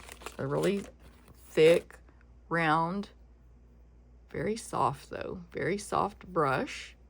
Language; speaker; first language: English; native; English